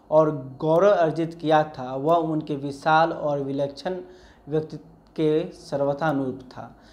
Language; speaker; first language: Hindi; native; Hindi